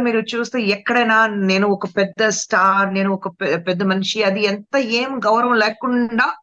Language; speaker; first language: Telugu; non-native, fluent; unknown